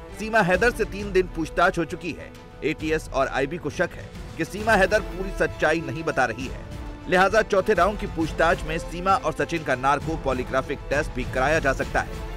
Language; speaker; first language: Hindi; native; Hindi